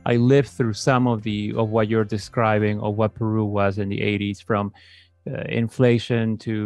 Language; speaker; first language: English; native; English